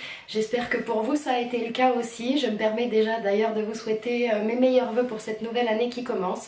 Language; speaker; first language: French; native; French